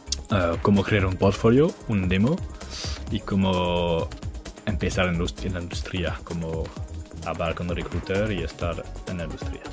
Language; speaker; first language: Spanish; non-native, learner; French